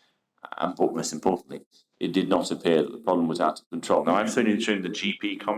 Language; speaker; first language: English; native; English